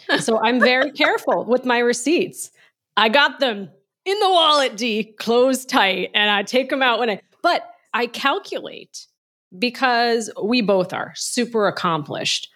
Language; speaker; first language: English; native; English